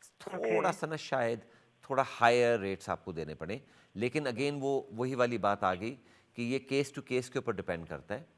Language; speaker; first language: Urdu; early bilingual, heritage; Urdu